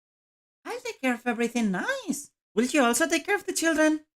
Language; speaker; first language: English; non-native, fluent; Spanish